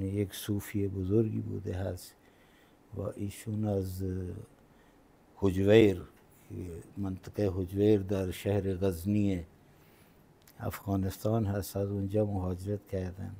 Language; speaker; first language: Persian; non-native, fluent; Punjabi